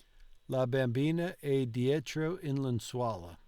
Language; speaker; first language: Italian; non-native, learner; English